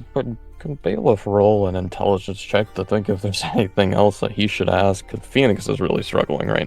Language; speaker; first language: English; native; English